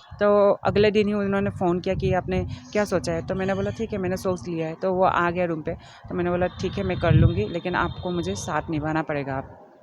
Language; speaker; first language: Hindi; non-native, local second language; Assamese